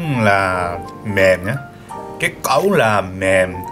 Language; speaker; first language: Vietnamese; non-native, learner; Japanese